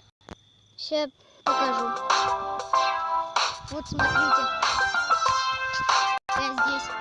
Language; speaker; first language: Russian; non-native, local second language; Kazakh